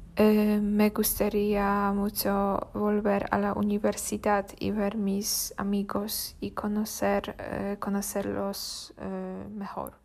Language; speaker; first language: Spanish; non-native, learner; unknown